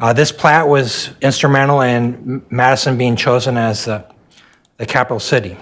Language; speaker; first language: English; native; English